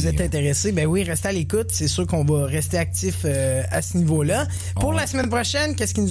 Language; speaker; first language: French; native; French